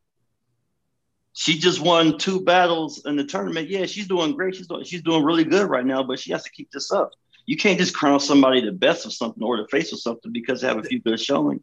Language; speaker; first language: English; native; English